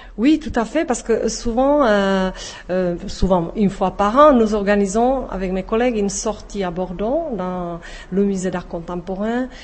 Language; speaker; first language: French; non-native, fluent; Czech